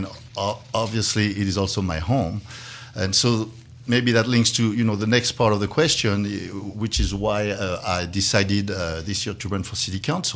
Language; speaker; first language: English; non-native, fluent; French